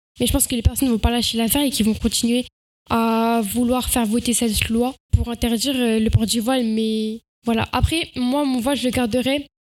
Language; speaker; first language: French; native; French